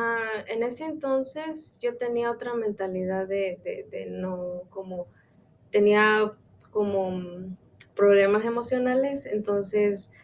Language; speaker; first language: Spanish; non-native, local second language; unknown